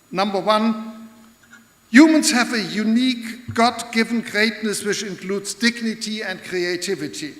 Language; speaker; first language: English; non-native, fluent; German